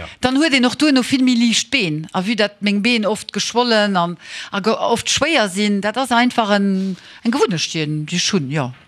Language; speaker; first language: Luxembourgish; early bilingual, heritage; Luxembourgish